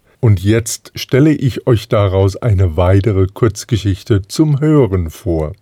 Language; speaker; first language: German; native; German